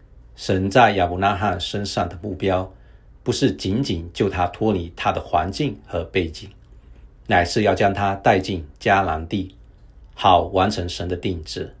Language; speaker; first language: Chinese; native; Chinese